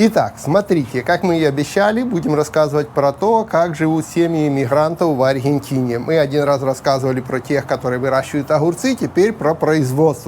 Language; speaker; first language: Russian; native; Russian